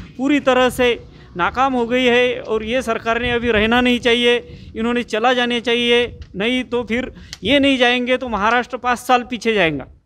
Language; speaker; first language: Hindi; non-native, local second language; Marathi